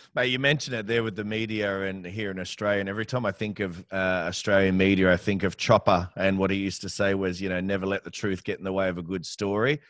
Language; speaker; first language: English; native; English